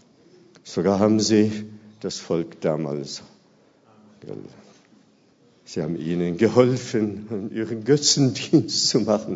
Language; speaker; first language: German; non-native, fluent; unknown